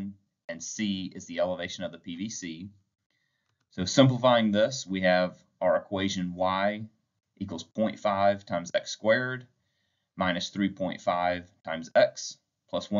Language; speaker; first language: English; native; English